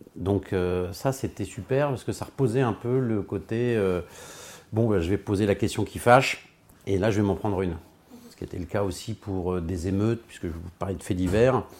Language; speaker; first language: French; native; French